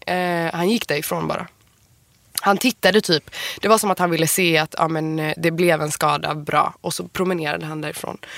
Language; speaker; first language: Swedish; native; Swedish